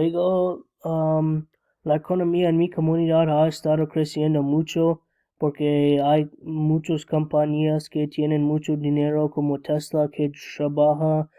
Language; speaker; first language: Spanish; non-native, learner; English